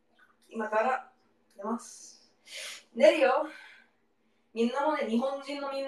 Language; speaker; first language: Japanese; non-native, learner; English